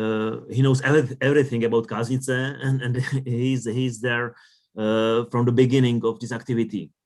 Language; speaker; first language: English; non-native, learner; Czech